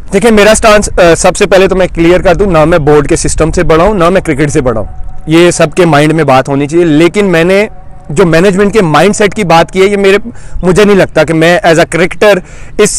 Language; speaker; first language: Urdu; non-native, local second language; Punjabi